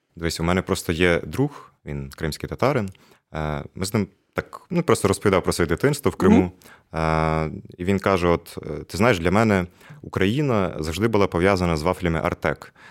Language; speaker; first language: Ukrainian; native; Ukrainian